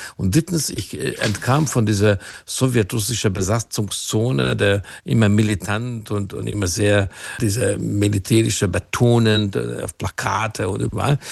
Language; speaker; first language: German; non-native, fluent; Hungarian